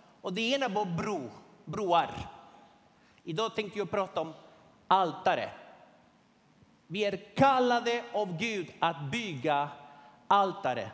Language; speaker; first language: Swedish; non-native, fluent; Spanish